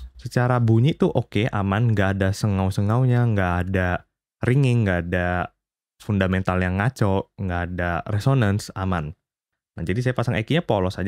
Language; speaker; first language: Indonesian; native; Indonesian